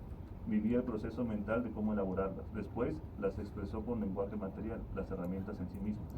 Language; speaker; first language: Spanish; native; Spanish